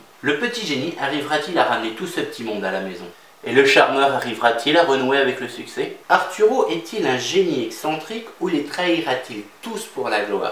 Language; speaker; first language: French; native; French